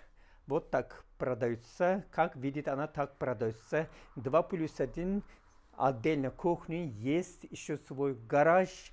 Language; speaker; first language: Russian; non-native, learner; Turkish